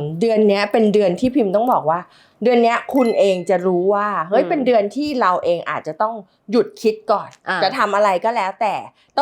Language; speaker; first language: Thai; native; Thai